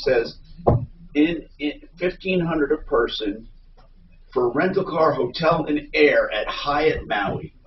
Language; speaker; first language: English; native; English